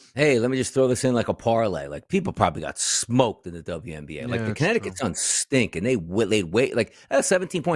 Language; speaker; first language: English; native; English